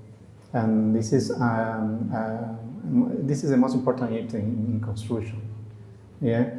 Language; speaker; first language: English; non-native, learner; Spanish